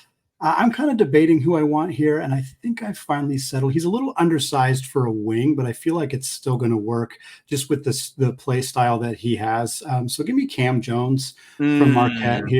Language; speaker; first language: English; native; English